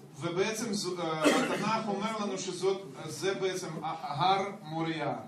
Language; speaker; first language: Hebrew; non-native, fluent; Russian